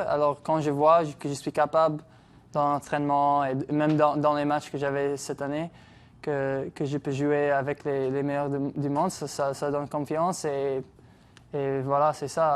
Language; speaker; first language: French; non-native, local second language; English